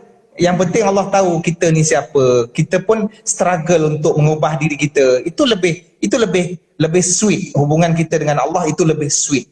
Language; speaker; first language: Malay; native; Malay